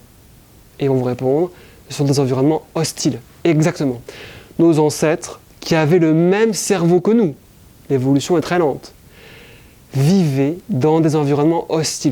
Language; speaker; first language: French; native; French